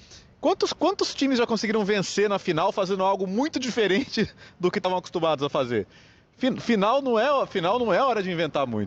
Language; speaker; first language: Portuguese; native; Portuguese